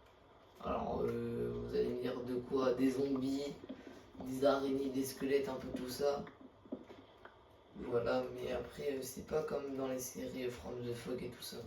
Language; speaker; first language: French; native; French